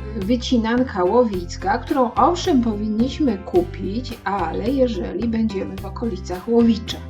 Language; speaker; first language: Polish; native; Polish